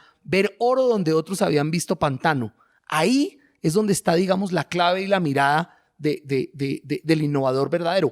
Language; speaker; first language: Spanish; native; Spanish